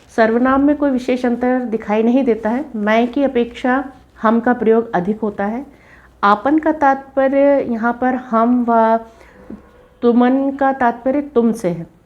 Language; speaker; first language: Hindi; native; Hindi